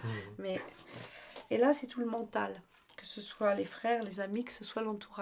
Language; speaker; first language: French; native; French